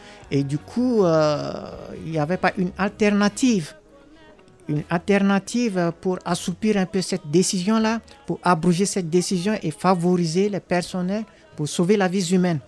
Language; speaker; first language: French; non-native, local second language; Sango